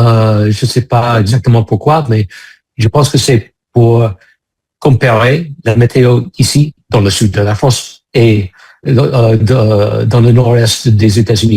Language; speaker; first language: French; non-native, fluent; English